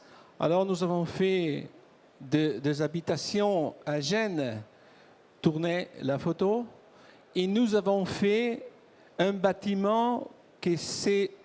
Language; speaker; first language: French; non-native, learner; Italian